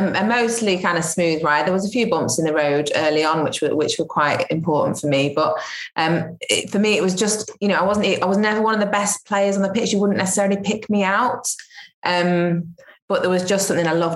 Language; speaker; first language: English; native; English